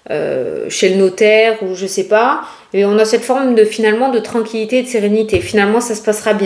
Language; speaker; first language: French; native; French